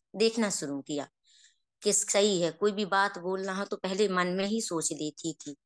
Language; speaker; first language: Hindi; native; Hindi